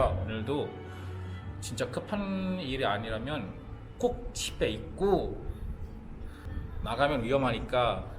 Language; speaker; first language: Korean; non-native, fluent; Malay